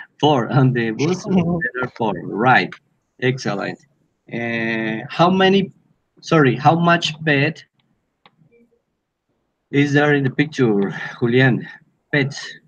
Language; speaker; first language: English; non-native, learner; Spanish